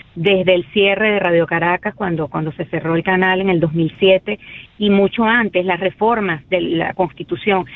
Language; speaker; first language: Spanish; native; Spanish